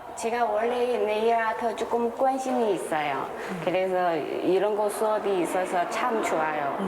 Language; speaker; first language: Korean; non-native, learner; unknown